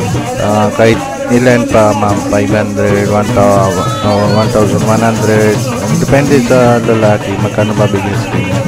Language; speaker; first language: Filipino; early bilingual, heritage; Filipino